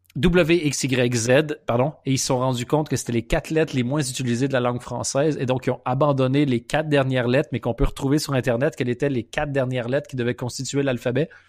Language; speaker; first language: French; native; French